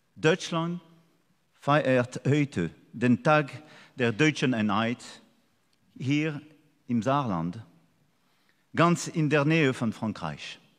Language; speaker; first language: German; non-native, learner; French